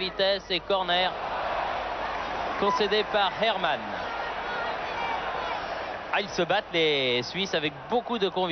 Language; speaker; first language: French; native; French